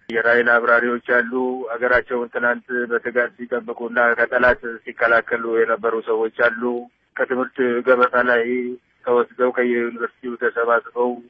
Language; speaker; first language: Amharic; non-native, local second language; Oromo